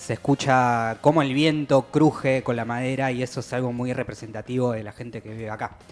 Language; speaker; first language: Spanish; native; Spanish